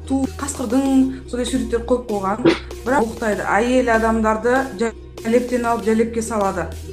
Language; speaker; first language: Kazakh; native; Kazakh